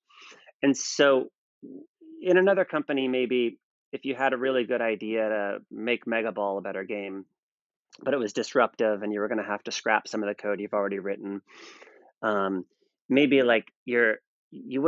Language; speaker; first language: English; native; English